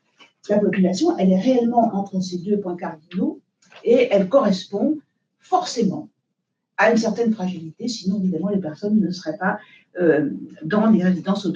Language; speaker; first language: French; native; French